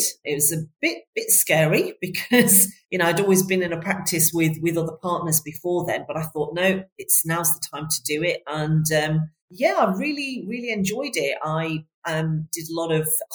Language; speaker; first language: English; native; English